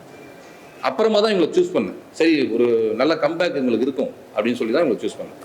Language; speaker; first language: Tamil; native; Tamil